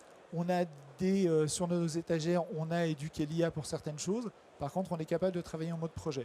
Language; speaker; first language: French; native; French